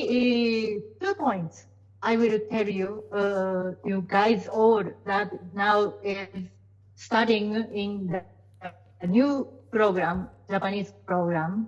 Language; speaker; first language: English; non-native, learner; Japanese